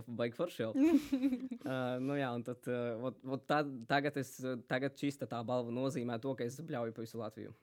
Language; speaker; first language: Latvian; native; Latvian